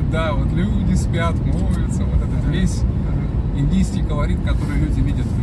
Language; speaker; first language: Russian; native; Russian